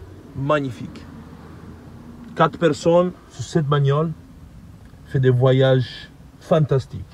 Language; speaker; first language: French; non-native, learner; Italian